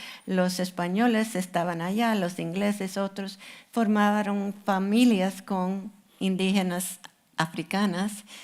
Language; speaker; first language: Spanish; non-native, fluent; English